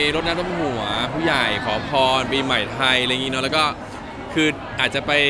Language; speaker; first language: Thai; native; Thai